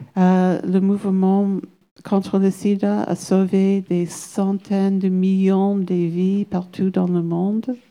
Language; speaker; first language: French; non-native, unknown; English